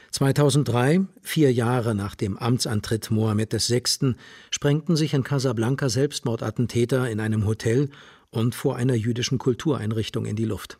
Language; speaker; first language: German; native; German